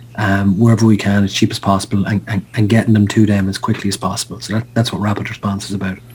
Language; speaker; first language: English; native; English